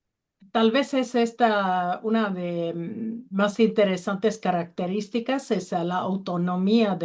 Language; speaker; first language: Spanish; non-native, learner; Finnish